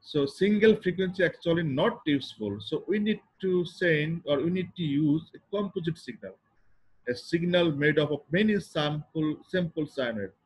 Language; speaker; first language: English; non-native, local second language; Bangla